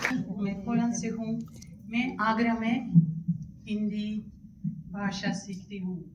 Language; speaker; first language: Hindi; non-native, learner; Polish